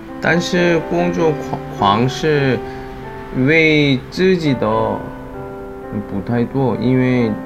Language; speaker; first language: Chinese; non-native, learner; Korean